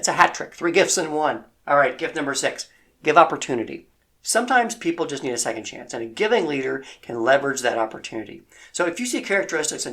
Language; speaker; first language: English; native; English